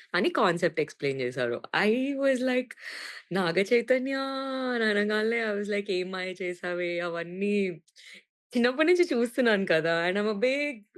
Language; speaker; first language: Telugu; native; Telugu